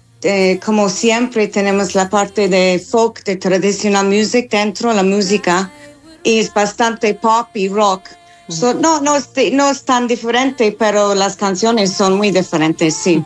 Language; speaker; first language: Spanish; non-native, fluent; English